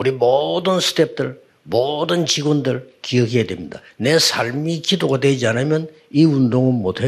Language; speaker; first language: Korean; native; Korean